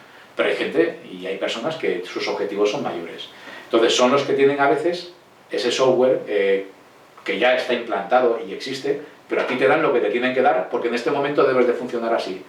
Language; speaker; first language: Spanish; native; Spanish